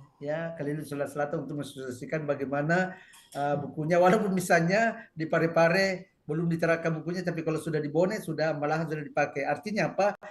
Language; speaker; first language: Indonesian; native; Indonesian